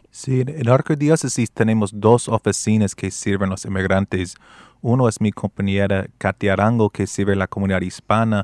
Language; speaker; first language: Spanish; non-native, fluent; English